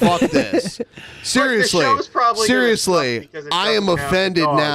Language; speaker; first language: English; native; English